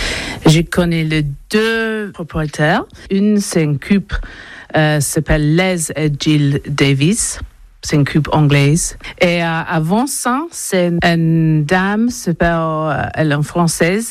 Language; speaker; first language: French; non-native, learner; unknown